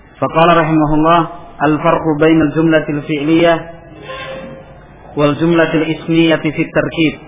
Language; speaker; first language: Arabic; non-native, fluent; Indonesian